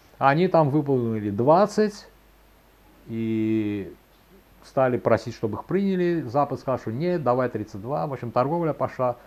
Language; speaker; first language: Russian; non-native, local second language; Azerbaijani